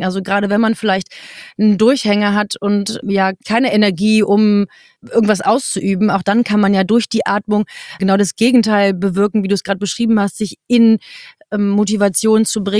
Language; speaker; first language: German; native; German